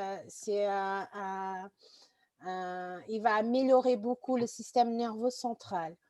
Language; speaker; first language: French; non-native, fluent; Portuguese